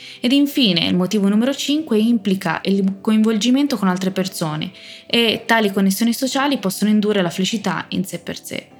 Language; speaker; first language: Italian; native; Italian